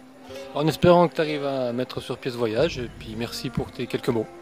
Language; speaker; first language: French; native; French